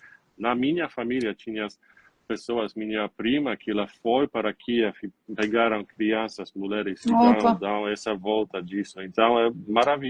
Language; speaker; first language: Portuguese; non-native, learner; Polish